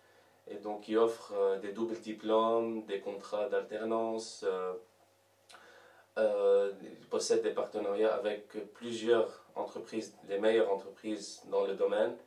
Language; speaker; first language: French; non-native, local second language; Arabic